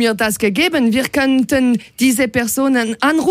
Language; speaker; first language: German; non-native, local second language; French